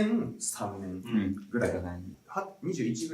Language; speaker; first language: Japanese; native; Japanese